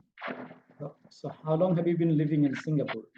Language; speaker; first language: English; non-native, fluent; Bangla